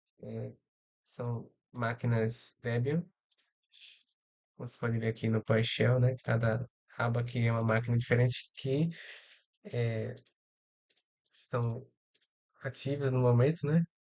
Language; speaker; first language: Portuguese; native; Portuguese